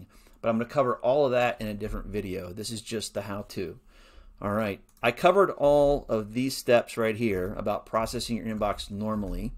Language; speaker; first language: English; native; English